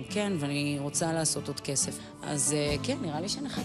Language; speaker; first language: Hebrew; native; Hebrew